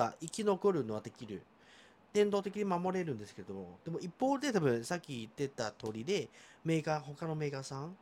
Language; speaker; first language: Japanese; non-native, fluent; Chinese